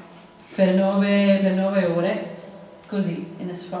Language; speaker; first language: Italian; non-native, learner; English